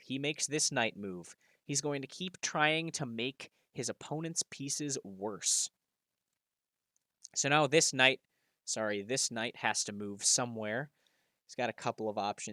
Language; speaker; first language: English; native; English